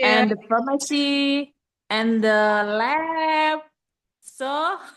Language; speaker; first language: English; non-native, learner; Indonesian